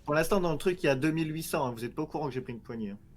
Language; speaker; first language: French; native; French